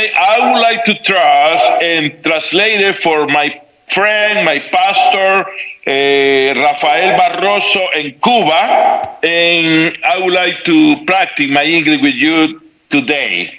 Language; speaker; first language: English; non-native, learner; Spanish